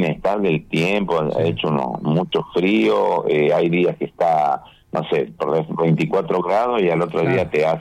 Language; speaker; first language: Spanish; native; Spanish